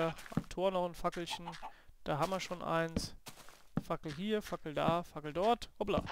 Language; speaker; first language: German; native; German